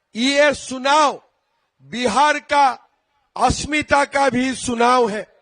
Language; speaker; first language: Hindi; non-native, local second language; Assamese